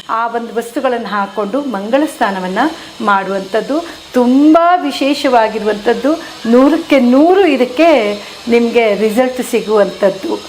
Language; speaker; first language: Kannada; native; Kannada